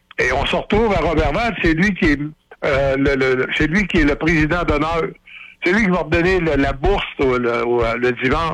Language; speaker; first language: French; native; French